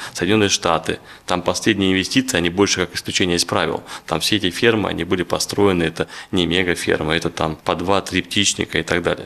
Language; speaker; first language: Russian; native; Russian